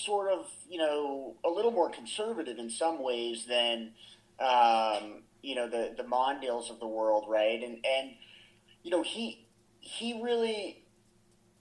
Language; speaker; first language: English; native; English